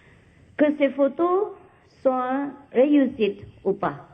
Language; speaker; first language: French; non-native, fluent; Vietnamese